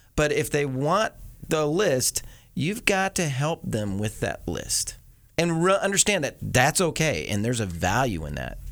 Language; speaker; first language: English; native; English